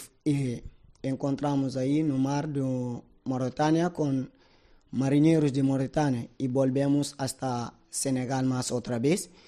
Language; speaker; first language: Spanish; non-native, learner; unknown